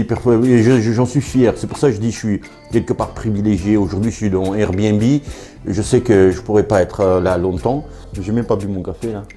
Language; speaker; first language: French; native; French